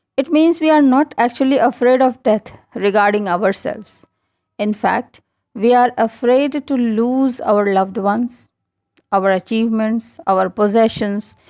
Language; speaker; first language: English; non-native, local second language; Hindi